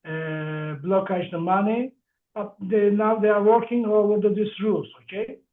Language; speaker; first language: English; non-native, learner; Turkish